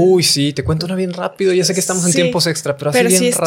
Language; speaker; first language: Spanish; native; Spanish